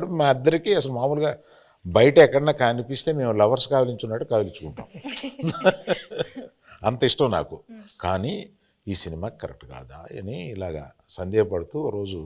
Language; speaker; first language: Telugu; native; Telugu